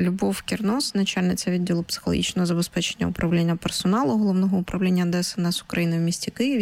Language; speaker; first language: Ukrainian; native; Ukrainian